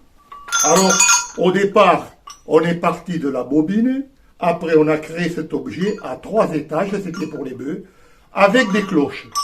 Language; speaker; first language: French; native; French